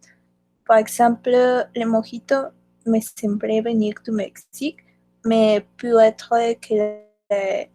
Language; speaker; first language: French; non-native, learner; Spanish